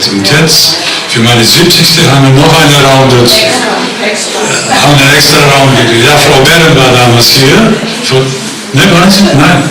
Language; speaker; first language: German; non-native, fluent; Bulgarian